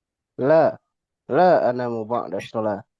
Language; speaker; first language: Arabic; non-native, learner; Indonesian